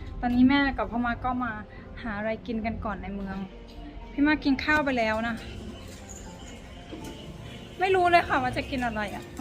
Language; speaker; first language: Thai; native; Thai